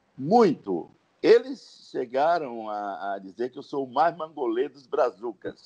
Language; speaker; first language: Portuguese; native; Portuguese